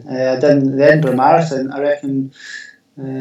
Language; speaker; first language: English; native; English